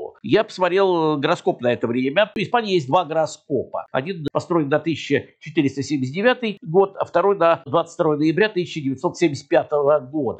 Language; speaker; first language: Russian; native; Russian